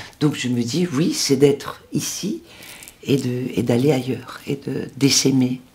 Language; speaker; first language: French; non-native, local second language; Swiss German